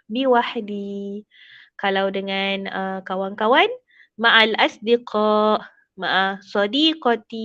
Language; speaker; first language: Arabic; non-native, fluent; Malay